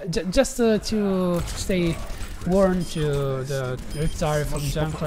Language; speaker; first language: English; non-native, learner; Italian